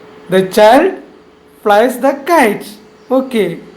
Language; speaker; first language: English; non-native, local second language; Malayalam